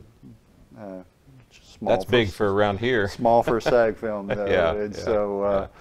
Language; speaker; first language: English; native; English